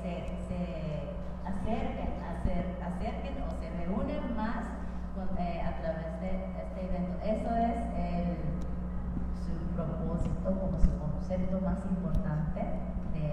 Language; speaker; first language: Spanish; non-native, fluent; Japanese